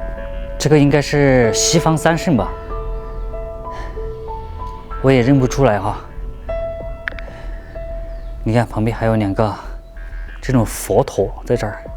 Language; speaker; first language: Chinese; native; Chinese